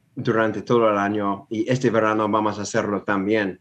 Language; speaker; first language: Spanish; non-native, fluent; English